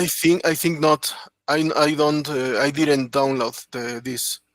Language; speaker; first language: English; non-native, learner; Spanish